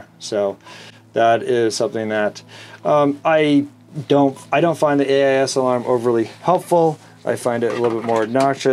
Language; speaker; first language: English; native; English